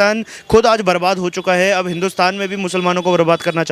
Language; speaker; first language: Hindi; native; Hindi